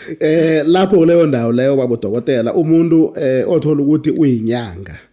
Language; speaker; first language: Zulu; native; Zulu